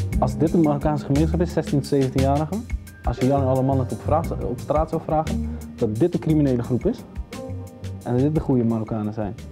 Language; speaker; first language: Dutch; early bilingual, other home language; Arabic